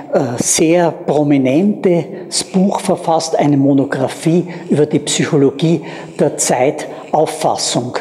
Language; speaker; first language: German; native; German